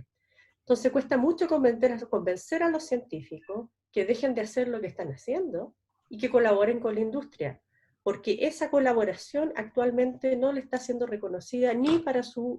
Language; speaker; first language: Spanish; native; Spanish